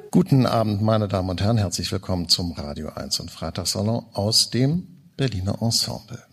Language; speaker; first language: German; native; German